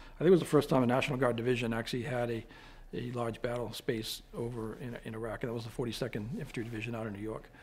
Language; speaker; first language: English; native; English